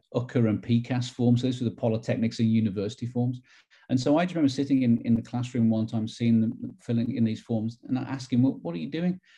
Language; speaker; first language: English; native; English